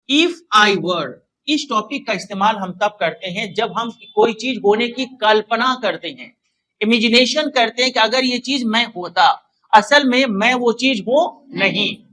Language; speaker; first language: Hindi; native; Hindi